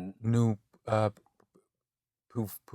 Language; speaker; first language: French; non-native, learner; English